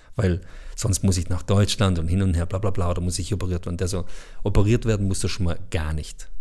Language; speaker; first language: German; early bilingual, other home language; Bosnian